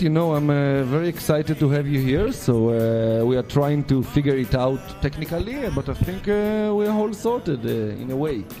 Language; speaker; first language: English; non-native, fluent; Hebrew